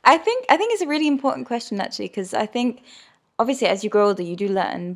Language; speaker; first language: English; early bilingual, other home language; Urdu